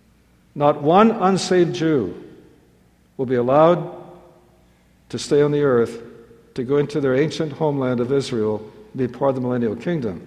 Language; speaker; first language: English; native; English